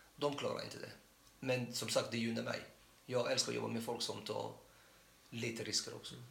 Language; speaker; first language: Swedish; non-native, fluent; Arabic